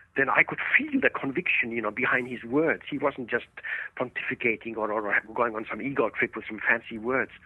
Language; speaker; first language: English; early bilingual, other home language; Estonian